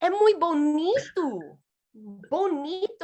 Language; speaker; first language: Portuguese; non-native, fluent; English